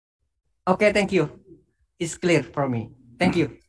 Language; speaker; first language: English; non-native, learner; Indonesian